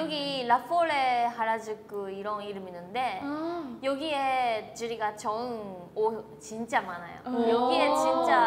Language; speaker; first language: Korean; non-native, learner; Japanese